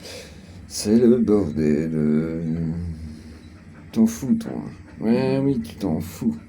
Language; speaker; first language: French; native; French